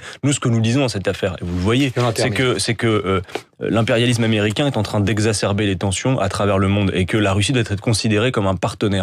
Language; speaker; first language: French; native; French